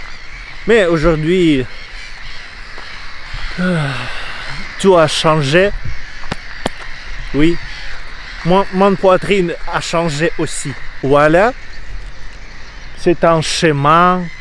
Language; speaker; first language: French; non-native, learner; Russian